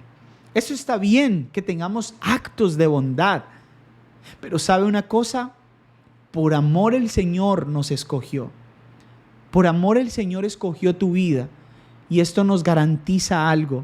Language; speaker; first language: Spanish; native; Spanish